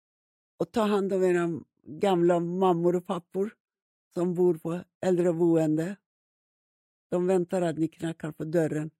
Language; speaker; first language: Swedish; non-native, fluent; Persian